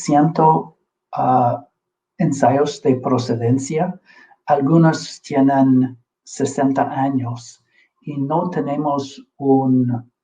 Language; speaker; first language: Spanish; non-native, fluent; English